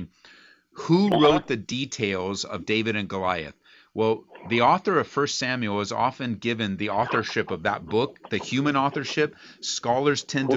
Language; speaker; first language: English; native; English